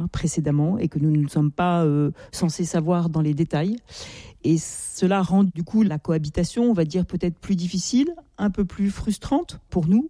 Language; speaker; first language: French; native; French